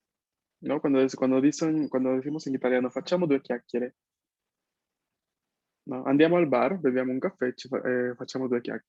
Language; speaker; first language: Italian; non-native, fluent; Spanish